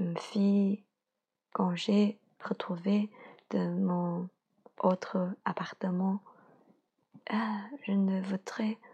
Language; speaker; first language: French; non-native, learner; Chinese